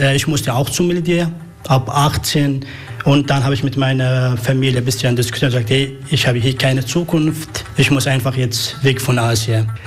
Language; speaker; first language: German; non-native, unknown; Arabic